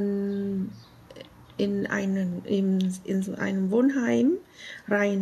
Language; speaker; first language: German; non-native, learner; Vietnamese